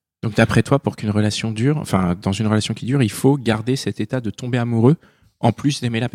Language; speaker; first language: French; native; French